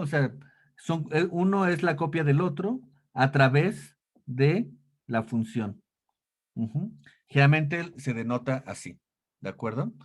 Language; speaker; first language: Spanish; native; Spanish